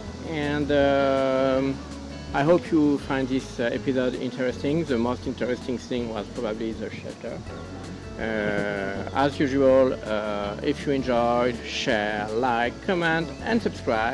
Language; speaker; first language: English; non-native, learner; French